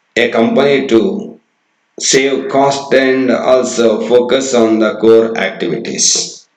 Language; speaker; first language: English; non-native, local second language; Kannada